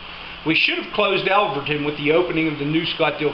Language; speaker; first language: English; native; English